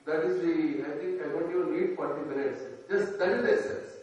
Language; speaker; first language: English; non-native, local second language; Telugu